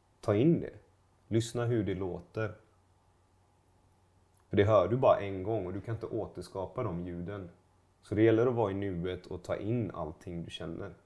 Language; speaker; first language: Swedish; native; Swedish